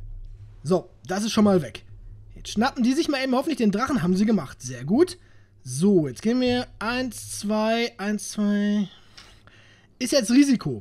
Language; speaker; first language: German; native; German